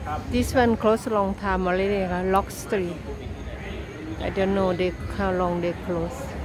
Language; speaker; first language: English; non-native, learner; Thai